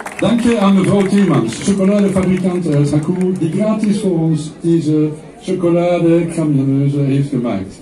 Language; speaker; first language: Dutch; non-native, local second language; French